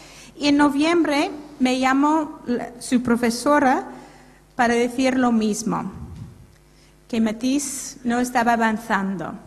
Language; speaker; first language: Spanish; non-native, fluent; English